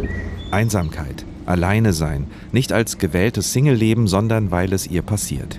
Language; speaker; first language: German; native; German